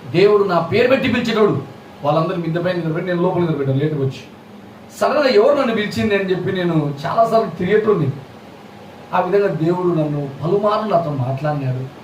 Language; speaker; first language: Telugu; non-native, local second language; Lambadi